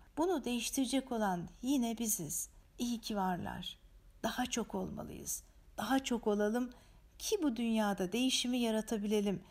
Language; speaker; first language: Turkish; native; Turkish